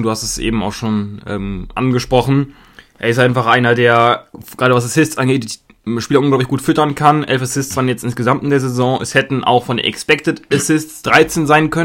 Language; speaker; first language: German; native; German